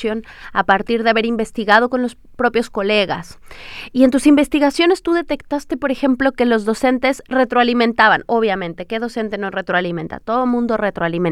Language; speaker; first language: Spanish; native; Spanish